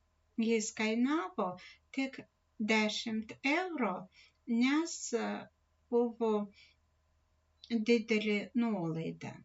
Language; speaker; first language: Lithuanian; non-native, learner; Russian